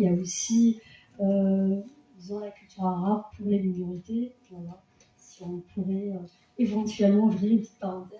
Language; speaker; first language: French; non-native, local second language; Arabic